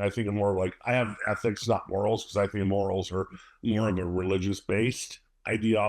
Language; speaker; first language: English; native; English